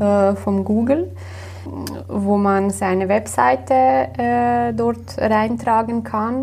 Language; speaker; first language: German; non-native, fluent; Slovenian